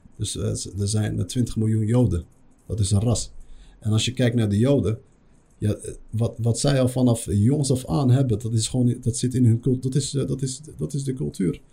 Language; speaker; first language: Dutch; early bilingual, other home language; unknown